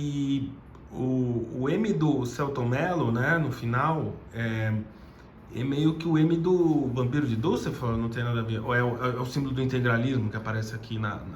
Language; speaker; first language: Portuguese; native; Portuguese